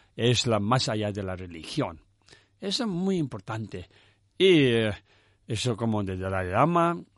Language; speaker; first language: Spanish; non-native, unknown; Tibetan